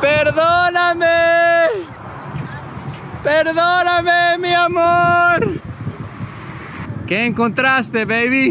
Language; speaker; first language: Spanish; non-native, learner; English